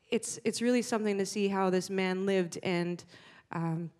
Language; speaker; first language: English; native; English